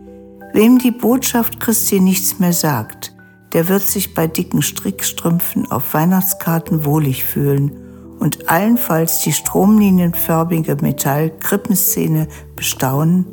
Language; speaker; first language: German; native; German